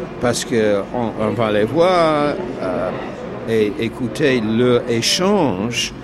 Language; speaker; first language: French; non-native, fluent; English